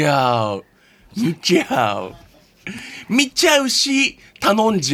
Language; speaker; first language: Japanese; native; Japanese